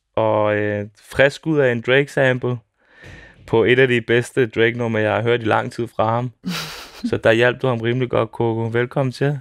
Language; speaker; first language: Danish; early bilingual, other home language; Serbian